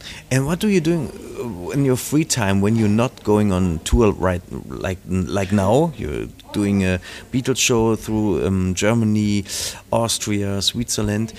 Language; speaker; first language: English; non-native, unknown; German